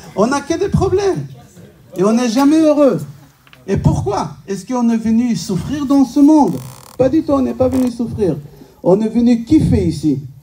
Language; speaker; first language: French; non-native, fluent; Hebrew